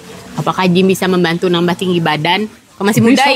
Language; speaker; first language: Indonesian; native; Indonesian